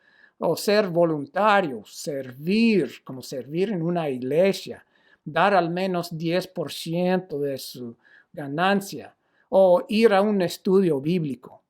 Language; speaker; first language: Spanish; non-native, fluent; English